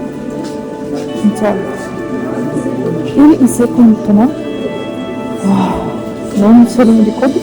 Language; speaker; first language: Korean; non-native, learner; Ukrainian